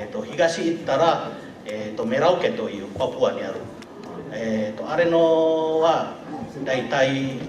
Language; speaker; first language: Japanese; non-native, learner; Indonesian